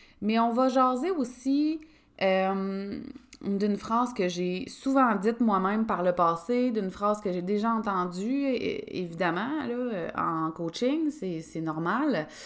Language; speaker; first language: French; native; French